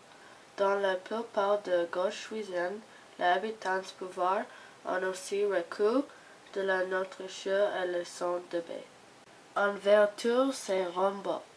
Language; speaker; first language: French; non-native, learner; English